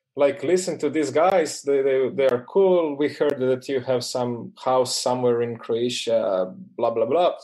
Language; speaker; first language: English; non-native, fluent; Croatian